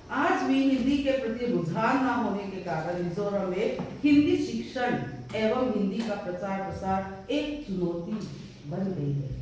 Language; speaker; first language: Hindi; non-native, local second language; Mizo